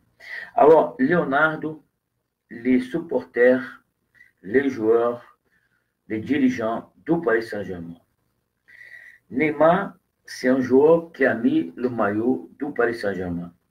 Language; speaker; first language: French; non-native, fluent; Portuguese